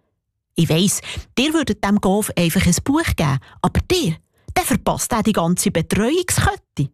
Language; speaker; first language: German; native; German